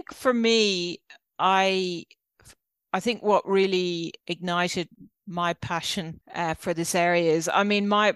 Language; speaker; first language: English; native; English